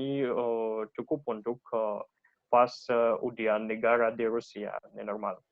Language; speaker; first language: Indonesian; non-native, learner; Russian